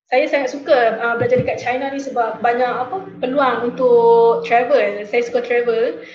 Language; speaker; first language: Malay; native; Malay